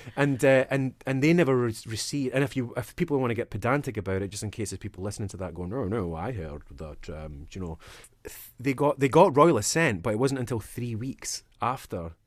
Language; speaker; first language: English; native; English